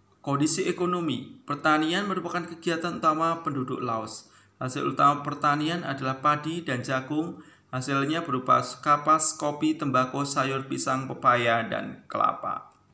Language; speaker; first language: Indonesian; native; Indonesian